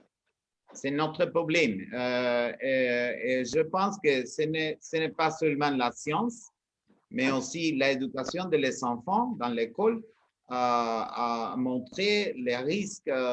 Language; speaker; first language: French; non-native, learner; Spanish